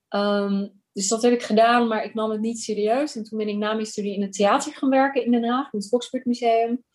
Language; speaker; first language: Dutch; early bilingual, other home language; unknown